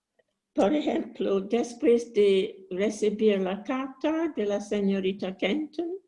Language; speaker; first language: Spanish; non-native, learner; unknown